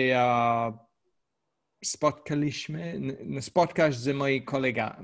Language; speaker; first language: Polish; non-native, learner; English